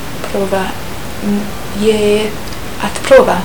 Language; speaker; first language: Icelandic; non-native, learner; English